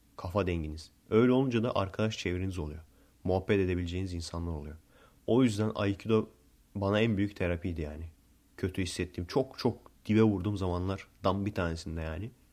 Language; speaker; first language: Turkish; early bilingual, heritage; Turkish